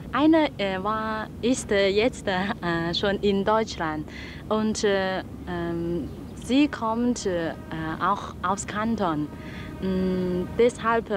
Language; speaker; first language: German; non-native, learner; Chinese